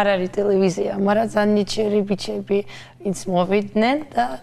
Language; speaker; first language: Georgian; non-native, learner; Russian